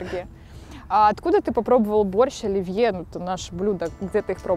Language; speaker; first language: Russian; native; Russian